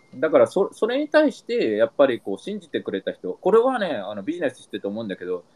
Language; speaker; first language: Japanese; early bilingual, heritage; English